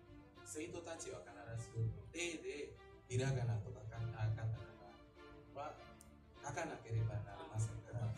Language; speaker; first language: Japanese; non-native, learner; Indonesian